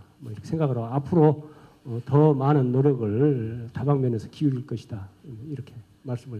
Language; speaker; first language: Korean; native; Korean